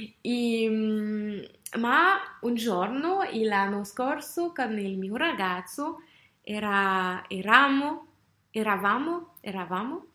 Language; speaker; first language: Italian; non-native, learner; French